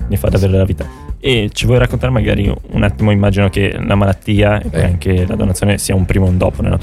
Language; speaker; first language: Italian; native; Italian